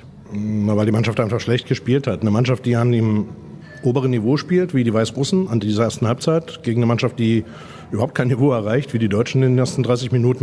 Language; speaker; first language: German; native; German